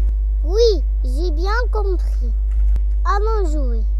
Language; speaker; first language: French; non-native, local second language; Arabic